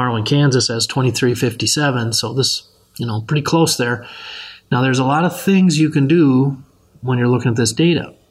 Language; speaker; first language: English; native; English